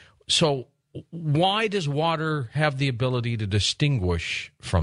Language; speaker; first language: English; native; English